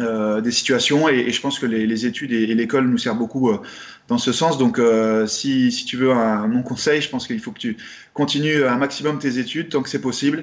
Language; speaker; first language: French; native; French